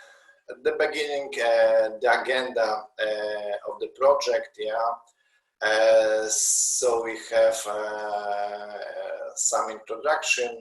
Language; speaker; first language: English; non-native, learner; Polish